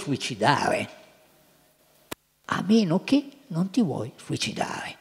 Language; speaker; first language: Italian; native; Italian